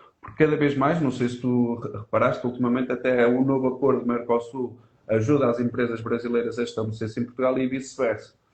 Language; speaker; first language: Portuguese; native; Portuguese